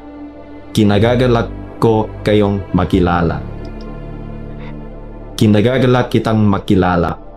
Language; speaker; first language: Filipino; non-native, learner; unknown